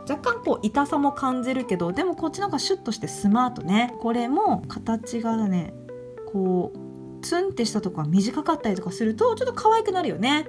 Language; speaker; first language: Japanese; native; Japanese